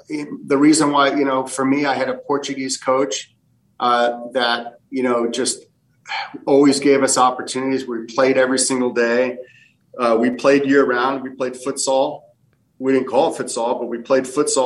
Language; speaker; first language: English; early bilingual, other home language; Portuguese